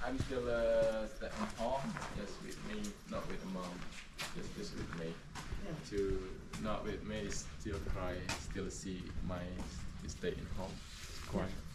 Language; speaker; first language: English; non-native, learner; Balinese